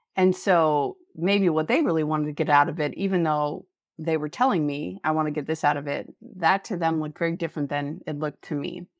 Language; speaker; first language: English; native; English